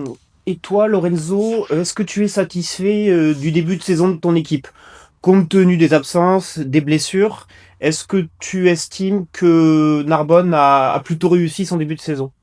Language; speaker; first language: French; native; French